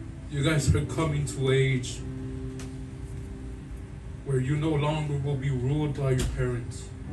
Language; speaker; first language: English; early bilingual, other home language; Spanish